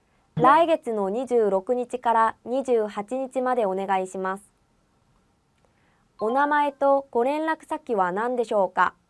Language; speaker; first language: Japanese; non-native, fluent; Korean